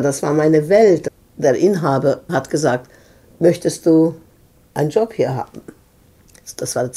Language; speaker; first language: German; non-native, fluent; Serbian